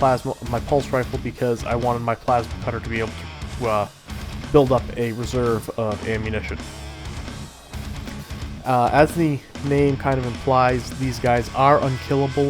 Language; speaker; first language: English; native; English